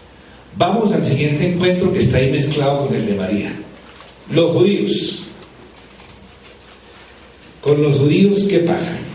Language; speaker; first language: Spanish; native; Spanish